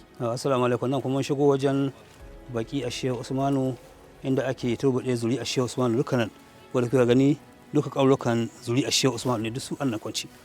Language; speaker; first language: Hausa; native; Hausa